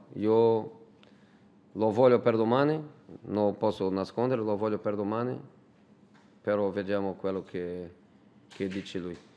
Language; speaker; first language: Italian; non-native, fluent; Portuguese